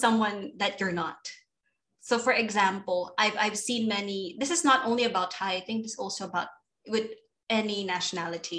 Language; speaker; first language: English; non-native, local second language; Filipino